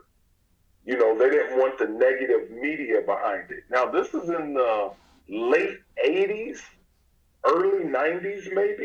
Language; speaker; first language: English; native; English